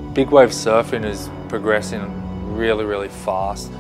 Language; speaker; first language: English; native; English